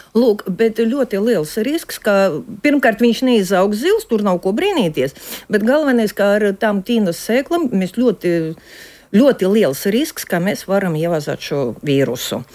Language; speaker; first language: Latvian; native; Latvian